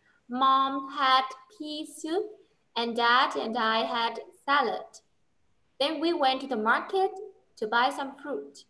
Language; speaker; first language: English; non-native, fluent; Vietnamese